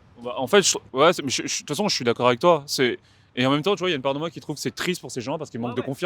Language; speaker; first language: French; native; French